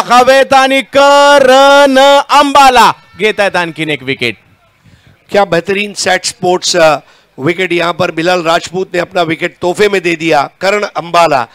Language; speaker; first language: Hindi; non-native, local second language; Marathi